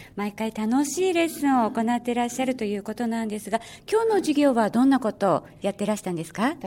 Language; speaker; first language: Japanese; native; Japanese